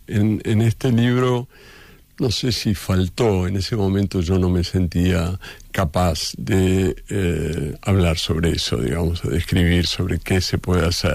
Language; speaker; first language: Spanish; native; Spanish